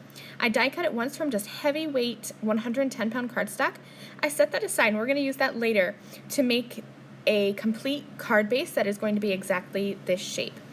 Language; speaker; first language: English; native; English